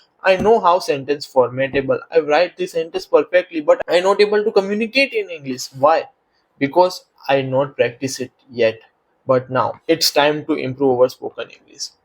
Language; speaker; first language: English; non-native, learner; Hindi